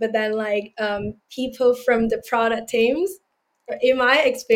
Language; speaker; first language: English; non-native, local second language; Cantonese